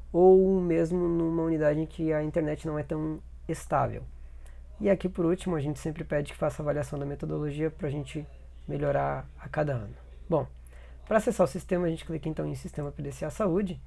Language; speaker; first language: Portuguese; native; Portuguese